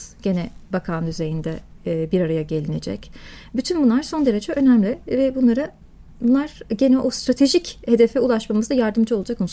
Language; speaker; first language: Turkish; native; Turkish